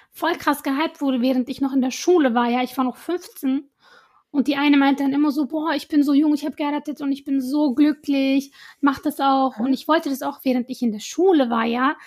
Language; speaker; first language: German; early bilingual, other home language; Arabic